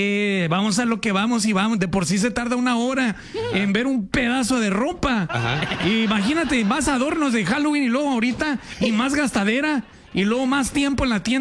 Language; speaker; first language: Spanish; native; Spanish